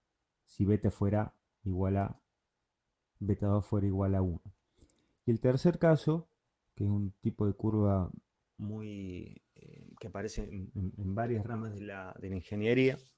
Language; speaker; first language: Spanish; native; Spanish